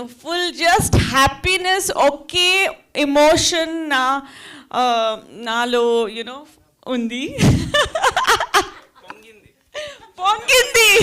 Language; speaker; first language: Telugu; non-native, fluent; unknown